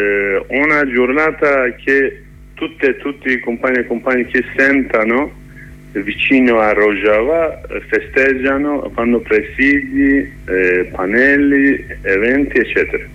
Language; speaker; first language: Italian; non-native, learner; Kurdish